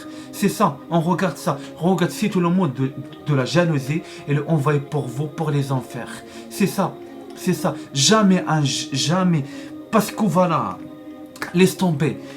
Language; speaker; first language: French; non-native, learner; Arabic